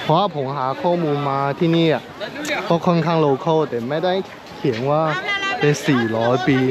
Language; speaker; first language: Thai; non-native, fluent; Chinese